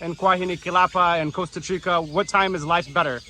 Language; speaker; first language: English; non-native, fluent; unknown